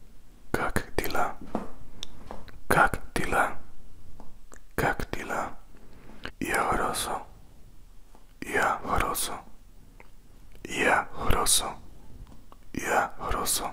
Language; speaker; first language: Russian; non-native, learner; Spanish